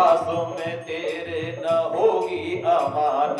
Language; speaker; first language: Hindi; native; Hindi